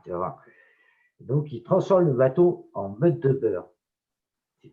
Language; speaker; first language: French; native; French